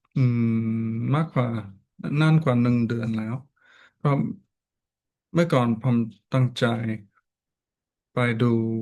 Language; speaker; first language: Thai; non-native, learner; English